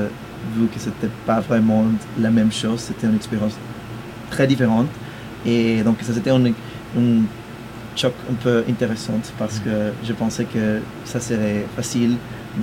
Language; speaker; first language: French; non-native, fluent; Spanish